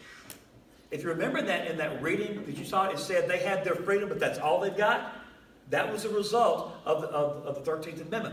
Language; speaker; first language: English; native; English